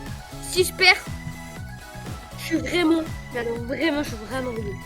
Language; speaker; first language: French; native; French